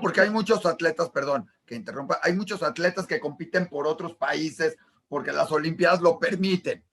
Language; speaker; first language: Spanish; native; Spanish